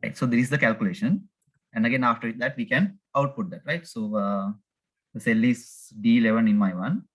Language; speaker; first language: English; non-native, local second language; Sinhala